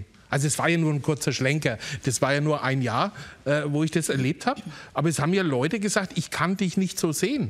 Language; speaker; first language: German; native; German